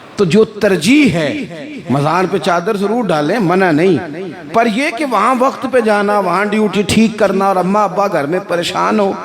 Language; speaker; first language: Urdu; non-native, local second language; Punjabi